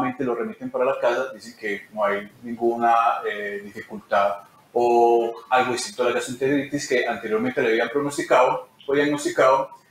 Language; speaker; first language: Spanish; native; Spanish